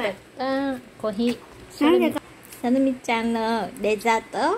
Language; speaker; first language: Japanese; non-native, learner; Vietnamese